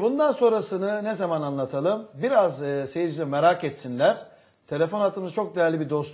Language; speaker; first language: Turkish; native; Turkish